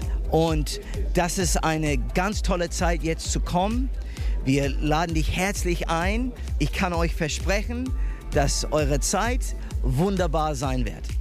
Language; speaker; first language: German; non-native, fluent; English